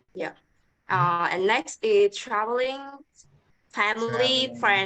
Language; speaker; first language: English; non-native, learner; Vietnamese